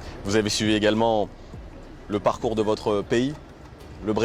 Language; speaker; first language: French; native; French